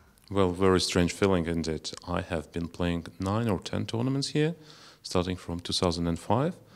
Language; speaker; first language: English; non-native, fluent; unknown